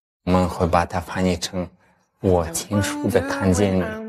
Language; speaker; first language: Chinese; non-native, fluent; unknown